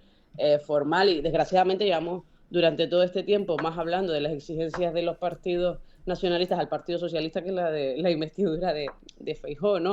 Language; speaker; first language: Spanish; native; Spanish